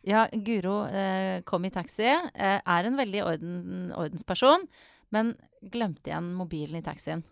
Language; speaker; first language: Norwegian; native; Norwegian